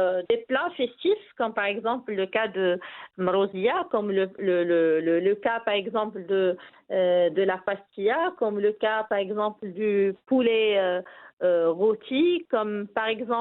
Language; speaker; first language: French; non-native, local second language; Arabic